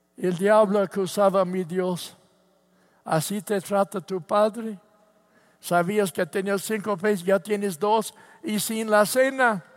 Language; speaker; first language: Spanish; non-native, fluent; English